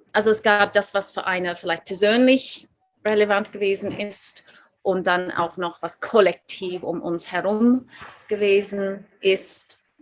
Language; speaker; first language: German; non-native, fluent; English